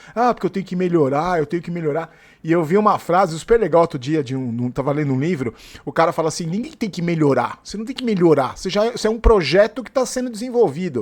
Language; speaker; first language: Portuguese; native; Portuguese